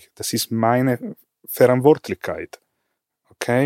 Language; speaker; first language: German; non-native, fluent; Italian